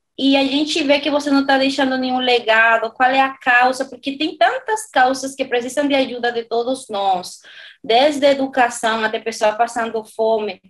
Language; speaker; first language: Portuguese; non-native, fluent; Spanish